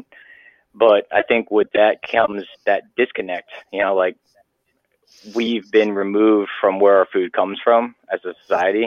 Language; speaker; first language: English; native; English